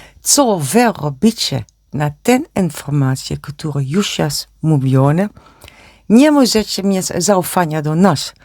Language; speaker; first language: Polish; non-native, learner; Dutch